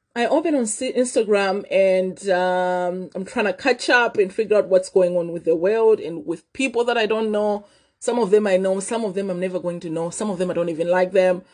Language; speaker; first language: English; non-native, local second language; Nyanja